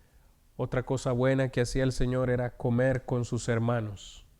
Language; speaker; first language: Spanish; native; Spanish